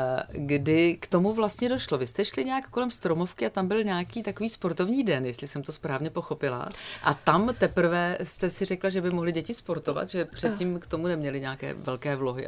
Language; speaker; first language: Czech; native; Czech